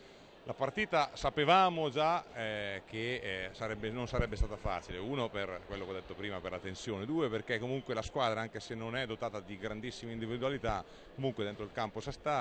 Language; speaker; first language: Italian; native; Italian